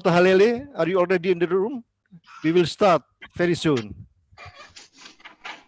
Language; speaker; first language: English; non-native, learner; Indonesian